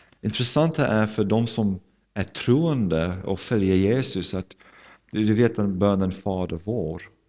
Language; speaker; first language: Swedish; non-native, fluent; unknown